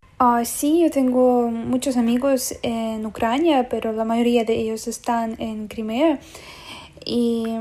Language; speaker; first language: Spanish; non-native, fluent; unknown